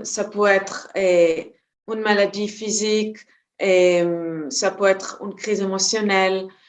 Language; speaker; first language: French; non-native, fluent; Hebrew